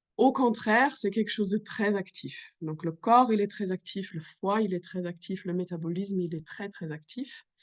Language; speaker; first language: French; non-native, fluent; German